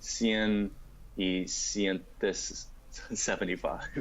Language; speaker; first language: Spanish; non-native, learner; English